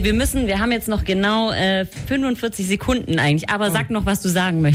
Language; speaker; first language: German; native; German